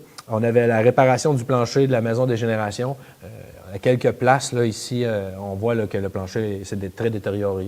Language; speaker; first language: French; native; French